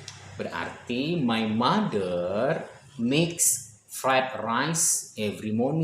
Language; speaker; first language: English; non-native, fluent; Indonesian